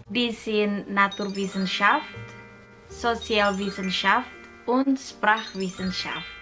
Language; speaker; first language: German; non-native, fluent; Indonesian